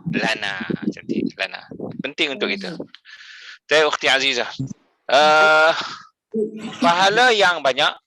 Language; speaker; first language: Malay; native; Malay